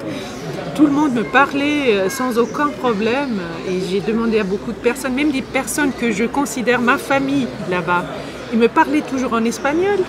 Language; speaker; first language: French; non-native, fluent; German